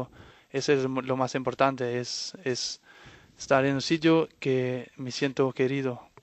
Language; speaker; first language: Spanish; non-native, fluent; Danish